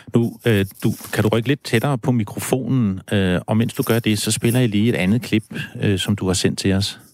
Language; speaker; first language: Danish; native; Danish